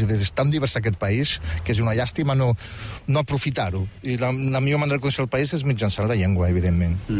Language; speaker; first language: Catalan; non-native, fluent; Riffian